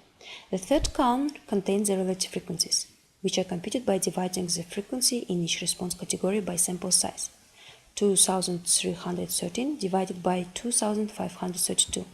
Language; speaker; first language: English; non-native, fluent; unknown